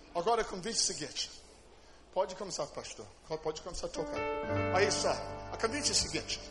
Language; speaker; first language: Portuguese; non-native, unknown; English